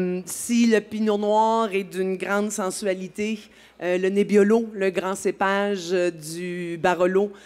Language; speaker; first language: French; native; French